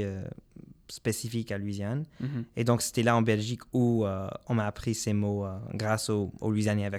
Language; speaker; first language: French; non-native, local second language; English